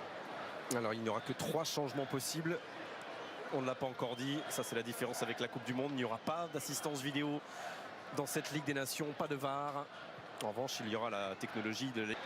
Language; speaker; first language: French; native; French